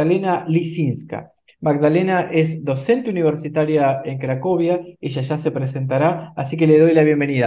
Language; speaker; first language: Spanish; native; Spanish